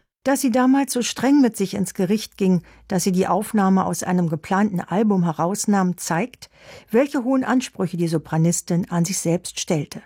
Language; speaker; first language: German; native; German